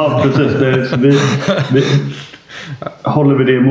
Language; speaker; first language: Swedish; native; Swedish